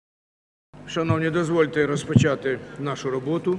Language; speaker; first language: Ukrainian; native; Ukrainian